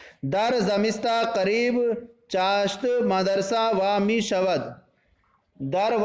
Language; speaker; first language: Persian; non-native, fluent; Urdu